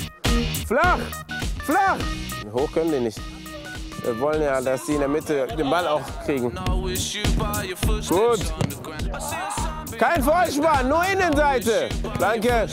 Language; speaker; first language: German; native; German